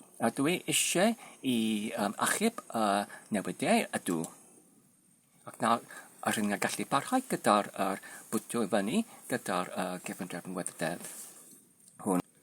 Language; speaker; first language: Welsh; non-native, learner; Polish